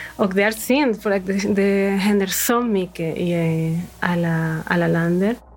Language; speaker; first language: Swedish; non-native, fluent; Spanish